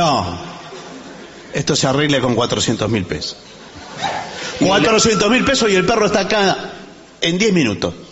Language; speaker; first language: Spanish; native; Spanish